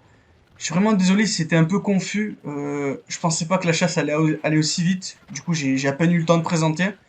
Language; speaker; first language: French; native; French